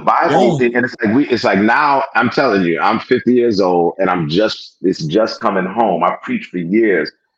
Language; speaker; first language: English; native; English